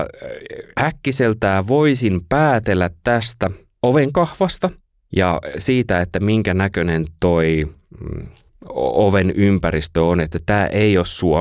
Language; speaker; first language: Finnish; native; Finnish